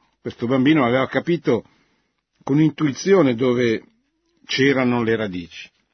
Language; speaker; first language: Italian; native; Italian